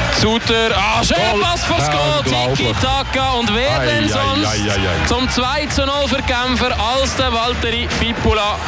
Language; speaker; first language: German; native; German